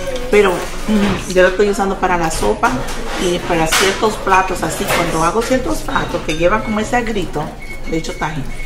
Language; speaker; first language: Spanish; early bilingual, heritage; Spanish